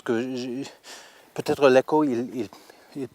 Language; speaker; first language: French; non-native, learner; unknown